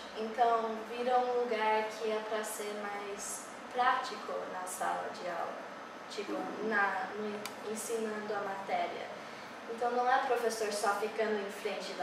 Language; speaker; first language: Portuguese; early bilingual, heritage; English